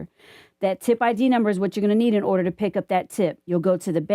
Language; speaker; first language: English; native; English